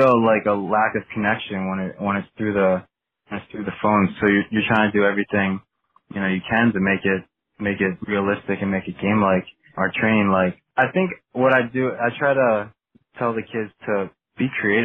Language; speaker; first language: English; native; English